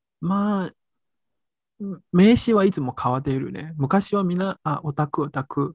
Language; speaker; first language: Japanese; non-native, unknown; Chinese